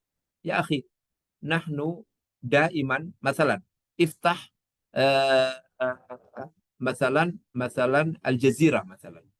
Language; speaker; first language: Arabic; non-native, fluent; Indonesian